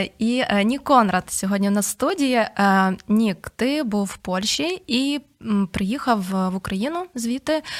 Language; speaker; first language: Ukrainian; native; Ukrainian